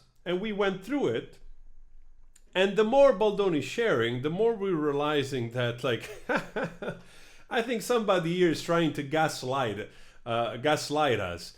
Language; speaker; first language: English; non-native, fluent; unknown